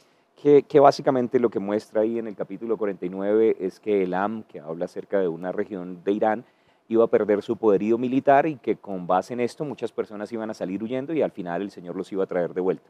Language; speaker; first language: Spanish; native; Spanish